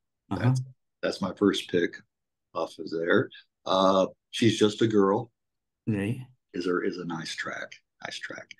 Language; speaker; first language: English; native; English